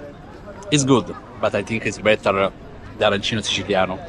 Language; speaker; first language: English; non-native, learner; Italian